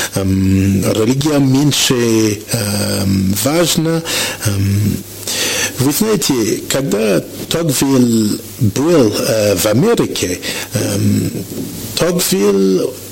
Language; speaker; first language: Russian; non-native, learner; French